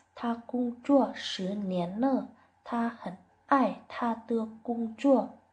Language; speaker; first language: Chinese; non-native, fluent; Vietnamese